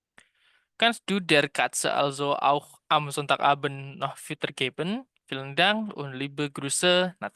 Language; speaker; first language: German; non-native, fluent; Indonesian